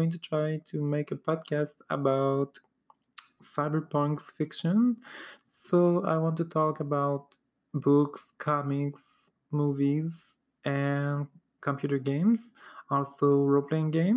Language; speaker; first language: English; non-native, fluent; French